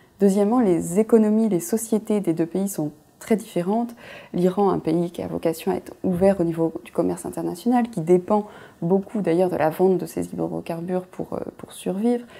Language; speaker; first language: French; native; French